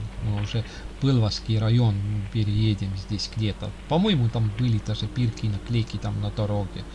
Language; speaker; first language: Russian; non-native, local second language; Estonian